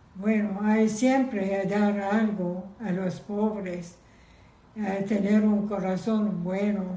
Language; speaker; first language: Spanish; non-native, learner; Persian